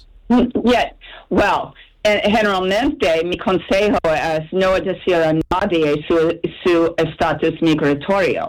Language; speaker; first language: Spanish; non-native, fluent; English